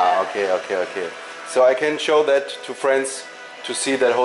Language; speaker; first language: English; non-native, learner; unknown